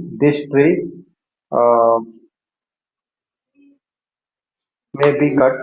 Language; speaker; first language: English; non-native, learner; Hindi